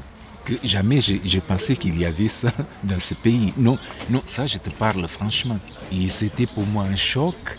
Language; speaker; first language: French; non-native, fluent; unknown